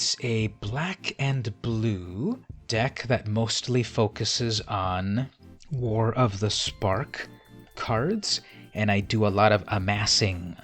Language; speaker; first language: English; native; English